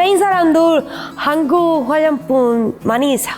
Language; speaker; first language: Korean; non-native, learner; Spanish